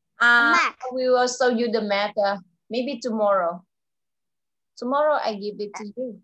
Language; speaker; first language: English; non-native, fluent; Vietnamese